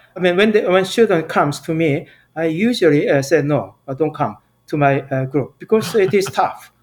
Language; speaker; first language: English; non-native, fluent; Korean